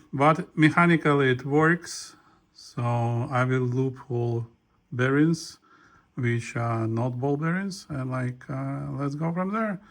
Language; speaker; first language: English; non-native, fluent; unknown